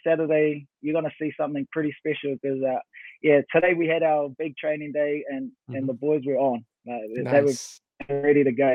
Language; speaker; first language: English; native; English